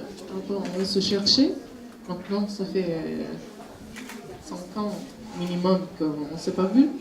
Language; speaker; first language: French; non-native, fluent; Italian